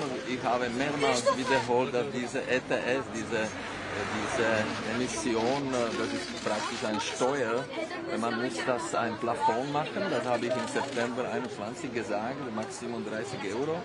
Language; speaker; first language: German; non-native, fluent; Czech